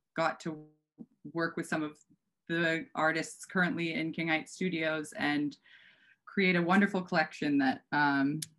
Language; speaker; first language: English; native; English